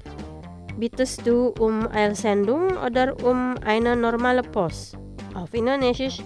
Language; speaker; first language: German; non-native, learner; Indonesian